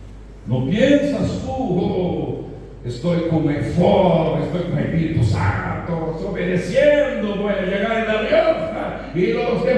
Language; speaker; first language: Spanish; non-native, fluent; Portuguese